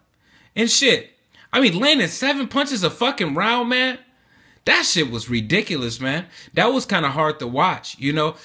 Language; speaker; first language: English; native; English